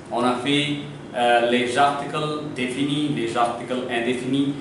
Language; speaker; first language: French; non-native, fluent; Hindi